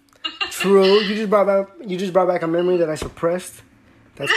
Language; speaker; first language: English; early bilingual, other home language; Spanish